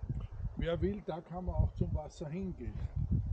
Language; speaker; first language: German; native; German